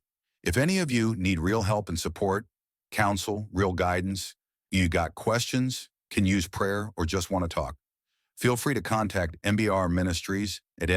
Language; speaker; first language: English; native; English